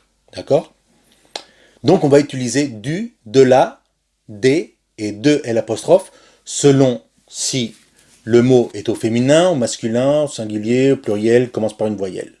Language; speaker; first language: French; non-native, fluent; Spanish